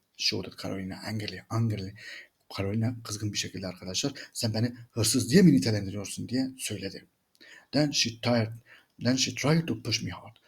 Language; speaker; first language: Turkish; native; Turkish